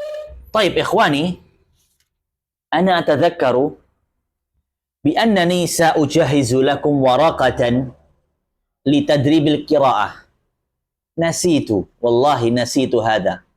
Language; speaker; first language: Arabic; non-native, fluent; Indonesian